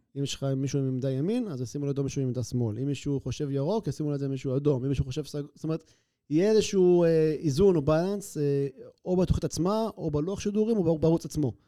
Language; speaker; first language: Hebrew; native; Hebrew